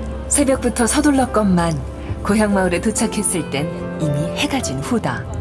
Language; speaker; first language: Korean; native; Korean